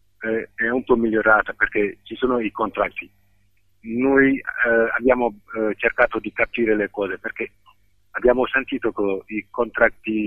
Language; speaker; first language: Italian; non-native, fluent; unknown